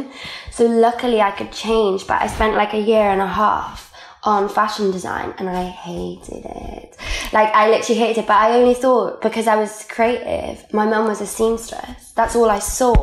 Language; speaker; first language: English; non-native, local second language; Welsh